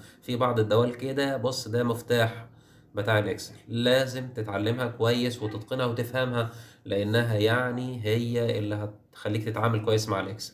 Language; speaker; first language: Arabic; native; Arabic